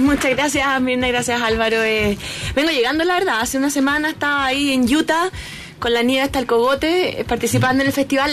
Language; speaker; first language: Spanish; native; Spanish